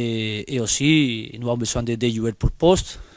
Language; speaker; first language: French; non-native, fluent; Spanish